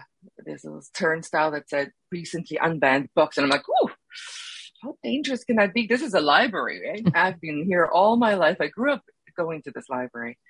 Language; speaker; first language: English; non-native, local second language; Afrikaans